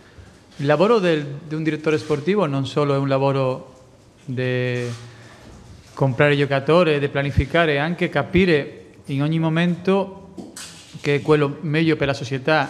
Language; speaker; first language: Italian; non-native, fluent; Spanish